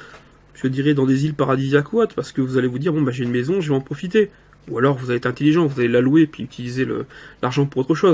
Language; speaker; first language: French; native; French